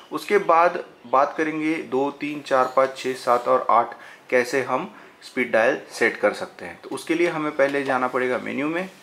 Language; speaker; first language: Hindi; non-native, local second language; Marathi